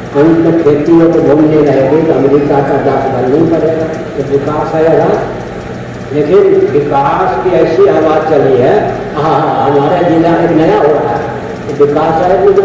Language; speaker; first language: Hindi; non-native, local second language; Maithili